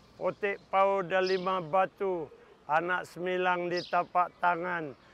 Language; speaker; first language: Malay; native; Malay